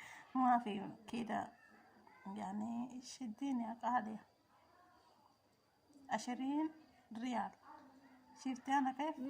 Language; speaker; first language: Arabic; non-native, learner; Oromo